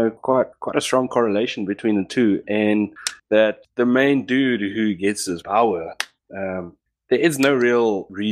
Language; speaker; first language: English; non-native, local second language; Afrikaans